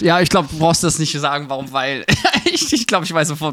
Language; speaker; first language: German; native; German